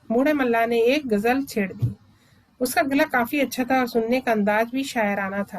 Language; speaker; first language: Hindi; non-native, local second language; Malayalam